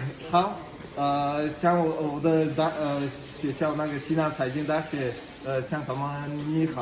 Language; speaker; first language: Chinese; non-native, learner; Tajik